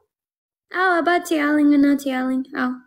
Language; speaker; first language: Amharic; non-native, learner; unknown